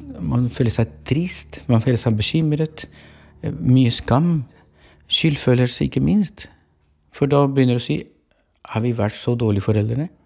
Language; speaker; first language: Norwegian; non-native, fluent; Spanish